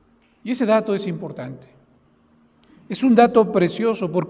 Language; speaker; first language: Spanish; native; Spanish